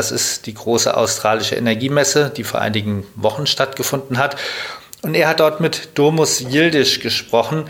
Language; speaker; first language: German; native; German